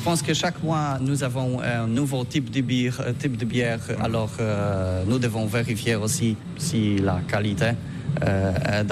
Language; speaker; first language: French; non-native, learner; Polish